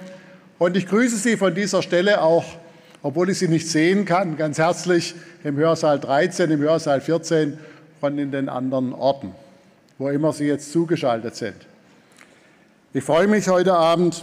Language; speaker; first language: German; native; German